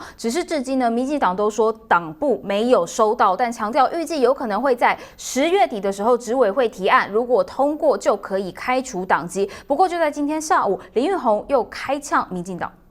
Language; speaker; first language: Chinese; native; Chinese